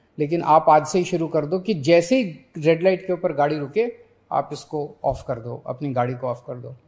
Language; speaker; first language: Hindi; native; Hindi